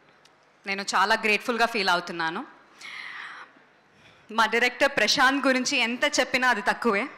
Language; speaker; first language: Telugu; non-native, learner; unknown